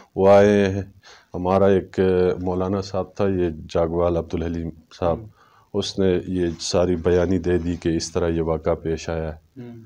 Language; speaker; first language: Urdu; non-native, local second language; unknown